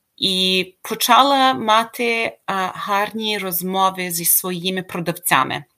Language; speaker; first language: Ukrainian; early bilingual, heritage; Ukrainian